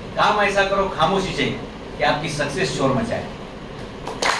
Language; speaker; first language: Hindi; non-native, local second language; Marathi